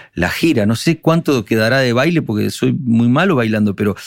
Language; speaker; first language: Spanish; native; Spanish